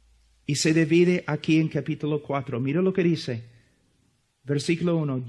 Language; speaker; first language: Spanish; non-native, fluent; English